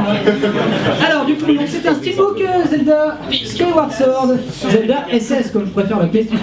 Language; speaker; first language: French; native; French